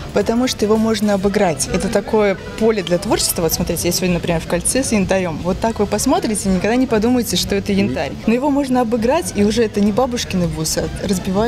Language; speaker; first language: Russian; native; Russian